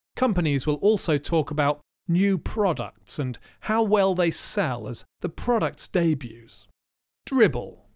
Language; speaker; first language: English; native; English